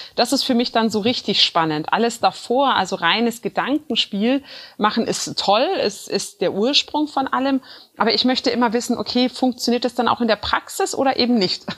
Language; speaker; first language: German; early bilingual, other home language; Turkish